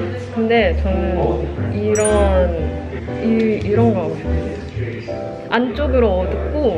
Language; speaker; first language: Korean; non-native, fluent; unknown